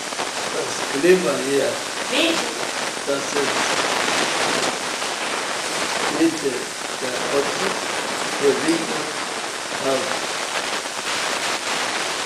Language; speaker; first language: German; early bilingual, heritage; German